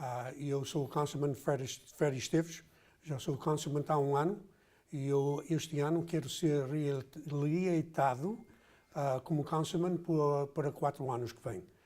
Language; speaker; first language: Portuguese; early bilingual, heritage; Portuguese